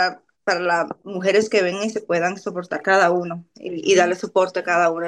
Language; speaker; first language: Spanish; early bilingual, other home language; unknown